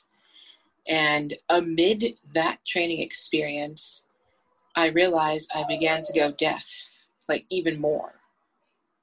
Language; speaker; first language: English; native; English